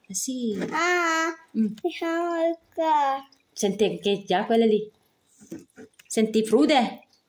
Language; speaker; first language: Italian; non-native, learner; Filipino